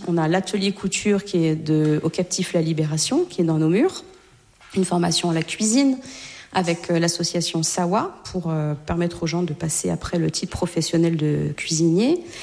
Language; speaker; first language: French; native; French